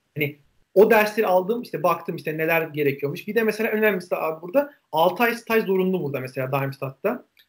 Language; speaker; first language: Turkish; native; Turkish